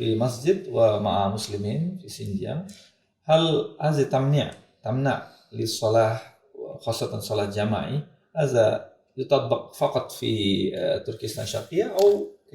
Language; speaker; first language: Arabic; non-native, fluent; Indonesian